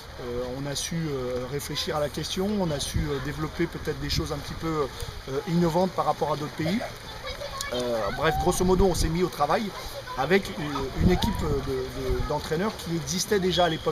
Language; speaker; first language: French; native; French